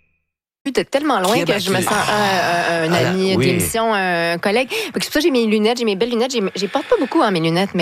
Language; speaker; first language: French; native; French